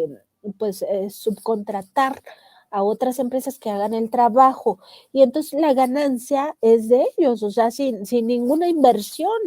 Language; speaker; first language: Spanish; native; Spanish